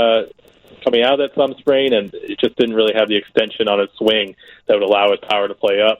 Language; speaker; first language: English; native; English